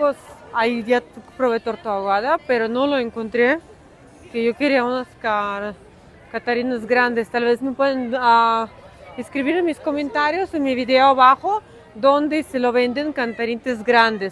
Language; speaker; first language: Spanish; non-native, fluent; Russian